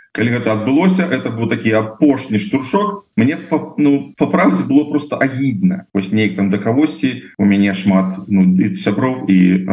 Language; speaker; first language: Belarusian; non-native, local second language; Russian